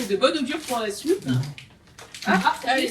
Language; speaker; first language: French; native; French